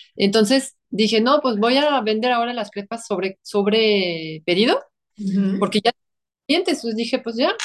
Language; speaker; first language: Spanish; non-native, fluent; French